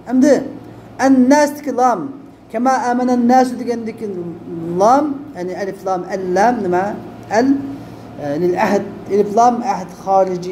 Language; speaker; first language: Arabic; non-native, fluent; Uyghur